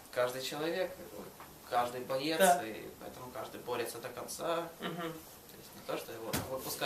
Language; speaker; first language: Russian; native; Russian